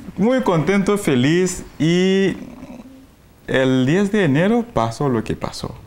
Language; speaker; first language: Spanish; non-native, fluent; Haitian Creole